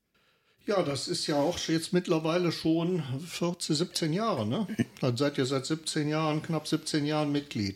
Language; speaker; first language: German; native; German